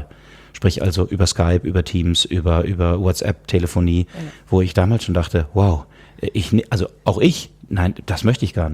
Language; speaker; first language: German; native; German